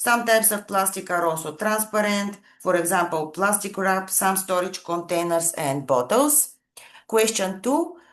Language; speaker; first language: English; non-native, fluent; Bulgarian